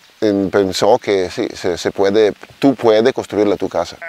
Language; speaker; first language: Spanish; non-native, learner; Italian